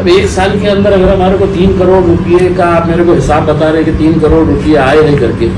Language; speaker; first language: Hindi; non-native, local second language; Marathi